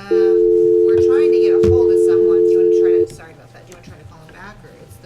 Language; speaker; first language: English; native; English